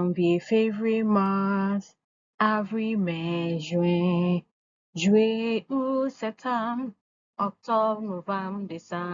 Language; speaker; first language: French; non-native, fluent; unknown